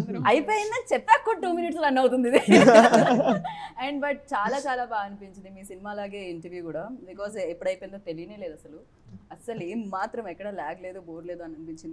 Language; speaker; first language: Telugu; native; Telugu